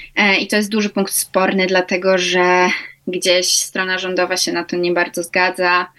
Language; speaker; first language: Polish; native; Polish